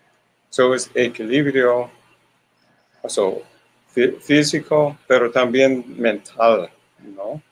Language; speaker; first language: Spanish; non-native, learner; English